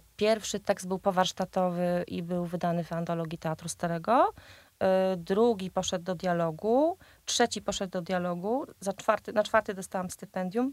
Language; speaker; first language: Polish; native; Polish